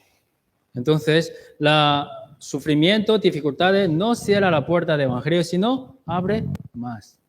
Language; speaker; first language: Spanish; non-native, learner; Chinese